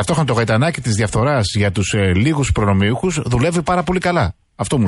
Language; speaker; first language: Greek; native; Greek